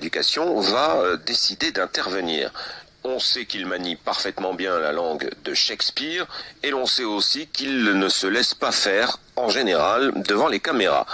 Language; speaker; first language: French; native; French